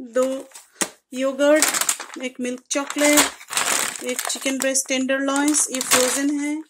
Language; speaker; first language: Hindi; non-native, local second language; Bangla